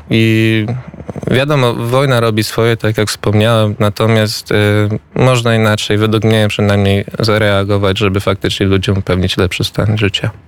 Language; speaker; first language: Polish; early bilingual, heritage; Polish